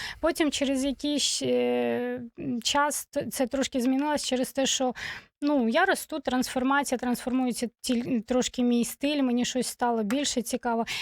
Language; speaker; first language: Ukrainian; non-native, local second language; Russian